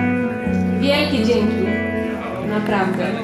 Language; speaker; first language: Polish; non-native, learner; Czech